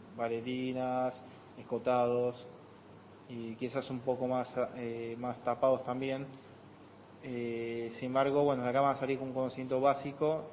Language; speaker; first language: Spanish; non-native, fluent; Korean